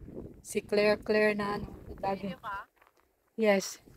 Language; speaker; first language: Filipino; native; Filipino